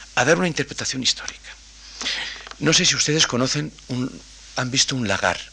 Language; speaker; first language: Spanish; native; Spanish